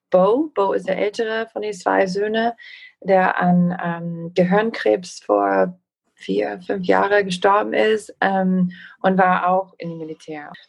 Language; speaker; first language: German; non-native, fluent; English